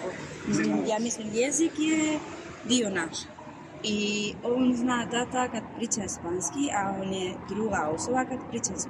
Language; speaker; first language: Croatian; non-native, learner; Spanish